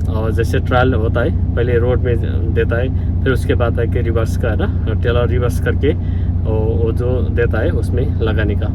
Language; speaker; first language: Hindi; non-native, learner; Nepali